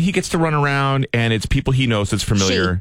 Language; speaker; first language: English; native; English